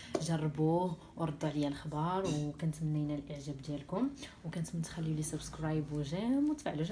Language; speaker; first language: Arabic; native; Arabic